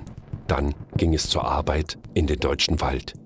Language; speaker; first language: German; native; German